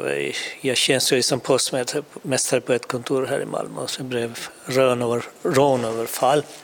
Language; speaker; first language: Swedish; non-native, fluent; Urdu